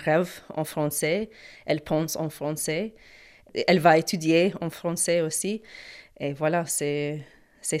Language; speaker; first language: French; non-native, learner; Ukrainian